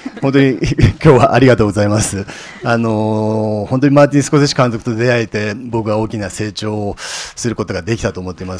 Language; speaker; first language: Japanese; native; Japanese